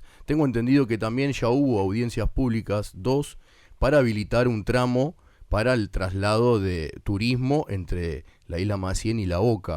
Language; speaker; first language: Spanish; native; Spanish